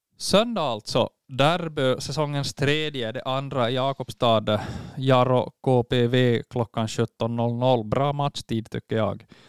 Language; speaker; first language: Swedish; native; Swedish